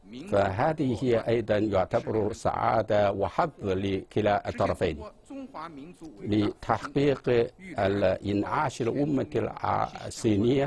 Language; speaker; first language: Arabic; non-native, fluent; Chinese